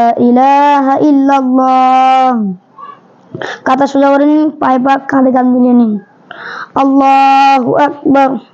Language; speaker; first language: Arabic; non-native, learner; Bangla